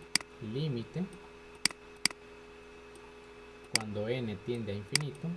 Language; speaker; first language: Spanish; native; Spanish